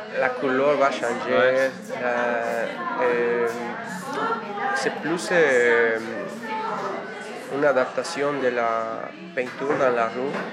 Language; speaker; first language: French; non-native, learner; Spanish